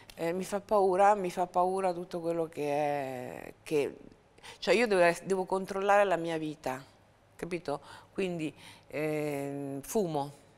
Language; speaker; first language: Italian; native; Italian